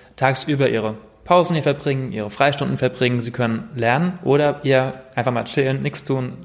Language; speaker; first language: German; native; German